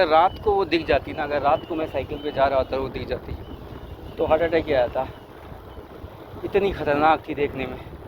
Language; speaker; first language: Hindi; native; Hindi